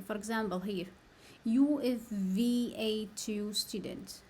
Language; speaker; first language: English; non-native, learner; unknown